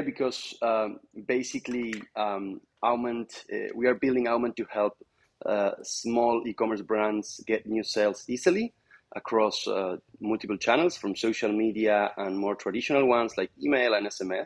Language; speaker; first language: English; non-native, fluent; Spanish